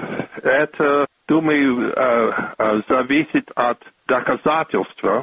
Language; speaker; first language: Russian; non-native, fluent; English